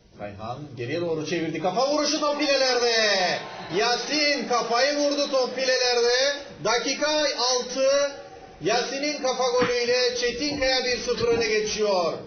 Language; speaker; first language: Turkish; native; Turkish